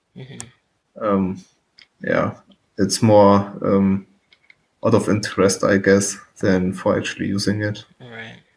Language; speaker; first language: English; non-native, fluent; German